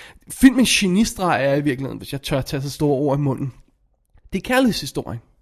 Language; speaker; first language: Danish; native; Danish